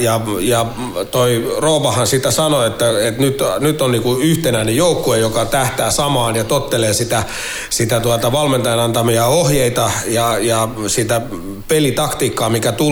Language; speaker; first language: Finnish; native; Finnish